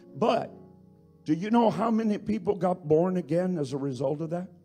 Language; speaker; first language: English; native; English